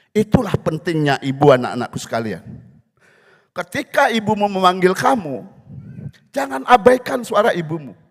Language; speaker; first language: Indonesian; non-native, local second language; Balinese